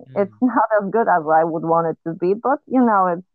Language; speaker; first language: English; non-native, fluent; Polish